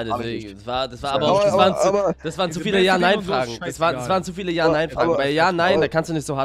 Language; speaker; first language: German; native; German